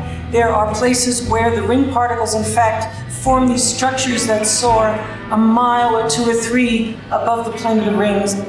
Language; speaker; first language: English; native; English